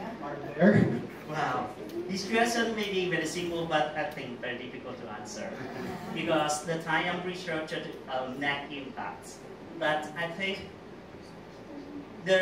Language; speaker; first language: English; non-native, learner; Vietnamese